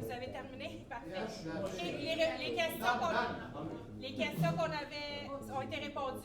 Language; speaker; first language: French; native; French